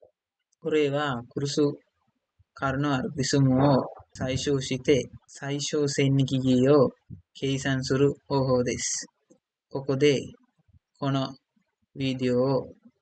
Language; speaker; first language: Japanese; non-native, learner; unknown